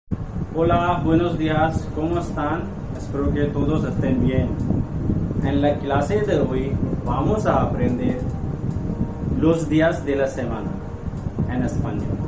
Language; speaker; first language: Spanish; non-native, learner; Hindi